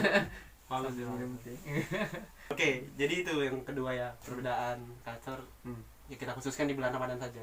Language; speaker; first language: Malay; non-native, local second language; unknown